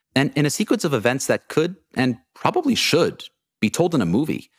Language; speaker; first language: English; native; English